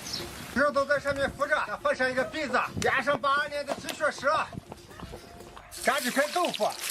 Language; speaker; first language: Chinese; native; Chinese